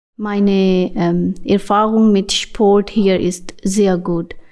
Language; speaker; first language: German; non-native, fluent; Urdu